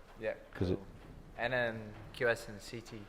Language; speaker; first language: English; non-native, fluent; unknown